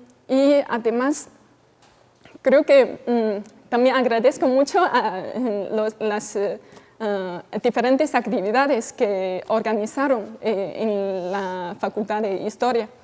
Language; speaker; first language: Spanish; non-native, fluent; Chinese